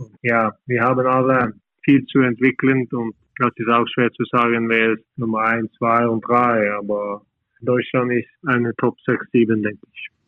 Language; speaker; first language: German; non-native, fluent; Norwegian